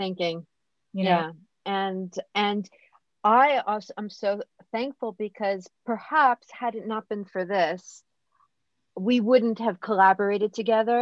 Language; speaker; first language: English; native; English